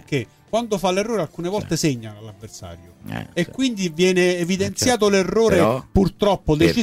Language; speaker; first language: Italian; native; Italian